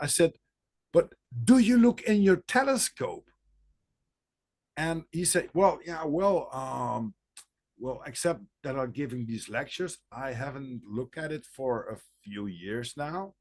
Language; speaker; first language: English; non-native, fluent; Dutch